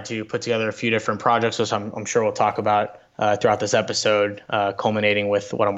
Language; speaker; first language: English; native; English